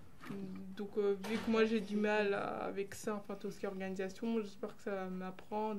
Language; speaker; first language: French; native; French